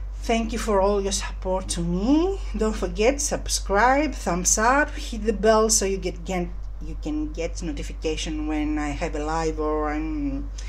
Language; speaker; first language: English; non-native, fluent; Greek